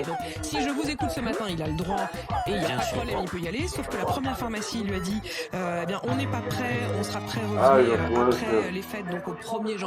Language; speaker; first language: French; native; French